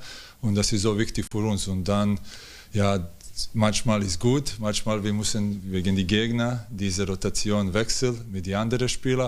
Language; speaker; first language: German; non-native, learner; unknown